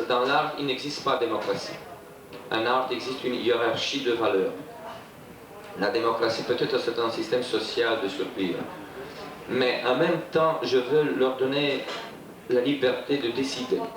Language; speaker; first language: French; non-native, fluent; Romanian